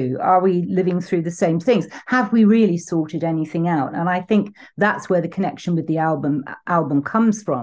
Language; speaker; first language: English; native; English